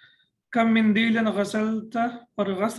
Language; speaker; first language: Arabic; non-native, fluent; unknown